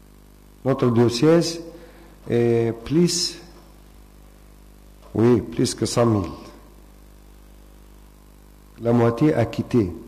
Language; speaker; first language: French; non-native, fluent; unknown